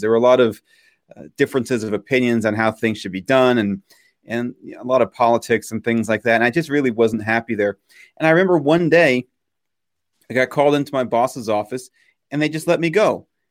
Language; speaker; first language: English; native; English